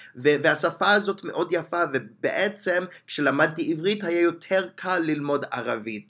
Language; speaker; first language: Hebrew; non-native, fluent; English